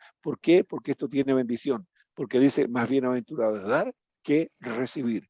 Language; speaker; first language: Spanish; native; Spanish